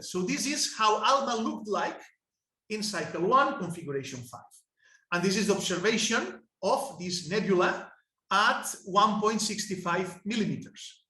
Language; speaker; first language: English; non-native, fluent; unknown